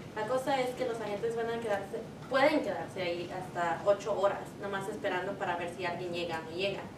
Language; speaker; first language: Spanish; early bilingual, heritage; Spanish